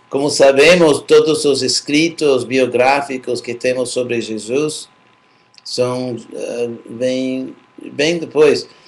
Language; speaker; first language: Portuguese; non-native, fluent; English